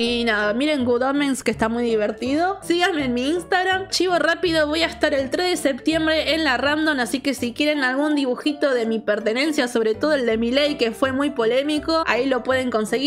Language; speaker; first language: Spanish; native; Spanish